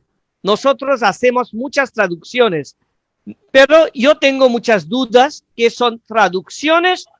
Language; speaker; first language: Spanish; non-native, fluent; Bangla